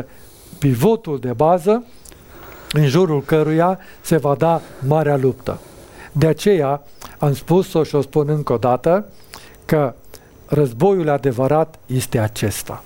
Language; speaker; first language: Romanian; native; Romanian